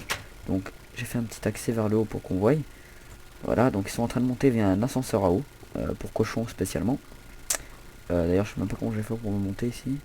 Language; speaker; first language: French; native; French